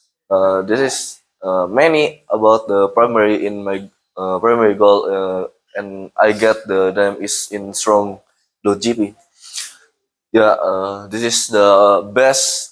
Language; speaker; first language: English; non-native, learner; Indonesian